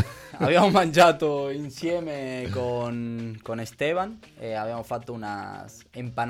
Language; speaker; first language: Italian; non-native, learner; Spanish